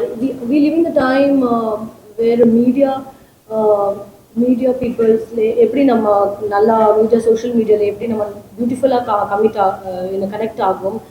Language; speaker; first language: Tamil; non-native, fluent; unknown